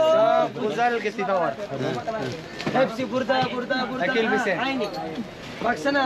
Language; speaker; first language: Turkish; non-native, learner; Arabic